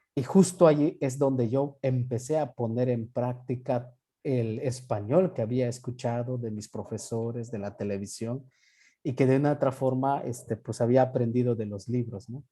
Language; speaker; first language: Spanish; non-native, local second language; Yucateco